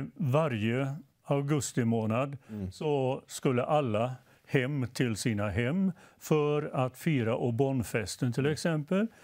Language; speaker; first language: Swedish; native; Swedish